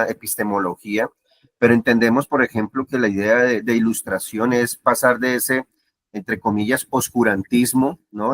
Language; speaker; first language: Spanish; native; Spanish